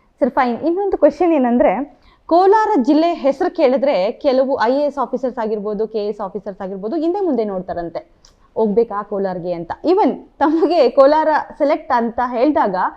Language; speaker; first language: Kannada; native; Kannada